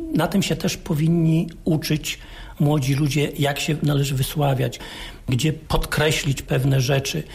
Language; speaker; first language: Polish; native; Polish